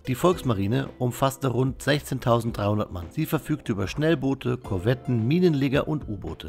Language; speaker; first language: German; native; German